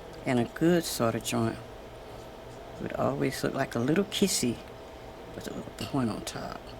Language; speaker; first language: English; native; English